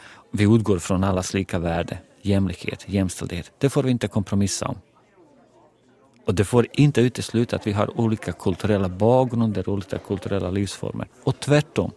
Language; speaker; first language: Swedish; non-native, fluent; Bosnian